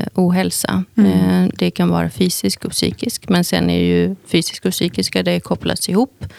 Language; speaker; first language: Swedish; early bilingual, other home language; Turkish